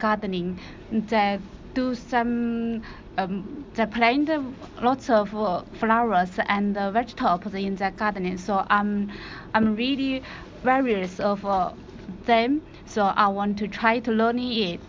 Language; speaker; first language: English; non-native, learner; Chinese